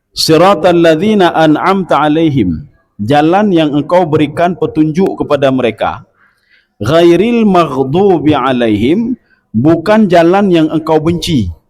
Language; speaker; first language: Malay; non-native, local second language; Achinese